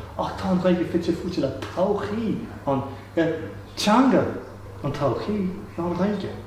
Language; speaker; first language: Irish; non-native, local second language; English